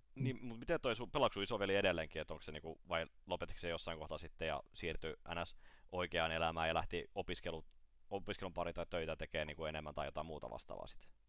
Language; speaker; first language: Finnish; native; Finnish